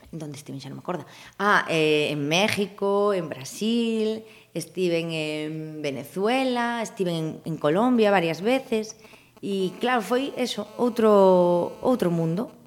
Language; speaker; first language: Galician; native; Galician